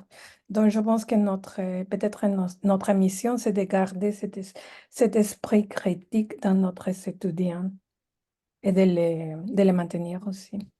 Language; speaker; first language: French; non-native, fluent; Spanish